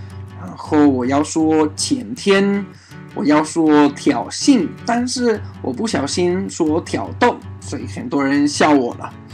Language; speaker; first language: Chinese; non-native, fluent; Spanish